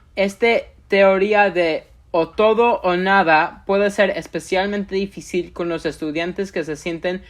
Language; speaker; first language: Spanish; early bilingual, other home language; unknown